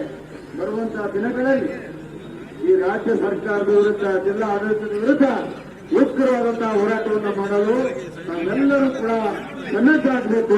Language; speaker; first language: Kannada; native; Kannada